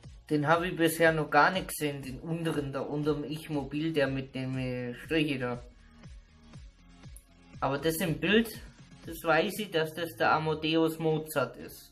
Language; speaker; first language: German; native; German